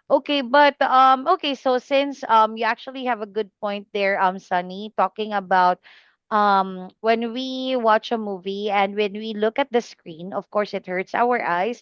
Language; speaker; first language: English; non-native, fluent; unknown